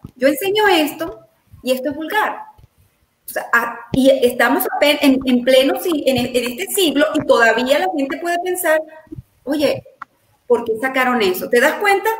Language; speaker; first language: Spanish; native; Spanish